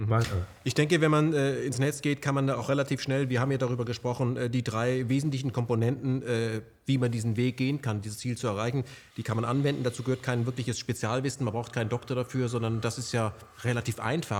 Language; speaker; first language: German; native; German